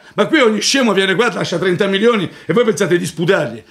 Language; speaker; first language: Italian; native; Italian